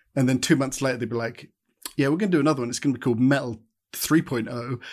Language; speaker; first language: English; native; English